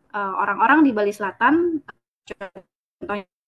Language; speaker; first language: Indonesian; native; Indonesian